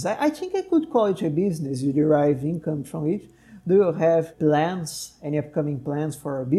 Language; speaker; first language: English; non-native, fluent; Portuguese